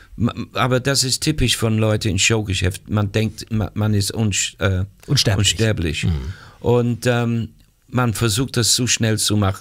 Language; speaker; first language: German; non-native, fluent; English